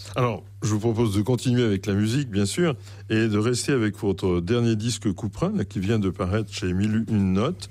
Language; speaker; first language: French; native; French